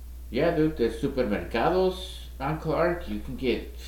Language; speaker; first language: English; native; English